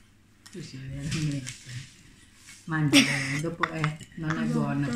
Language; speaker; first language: Italian; non-native, learner; Indonesian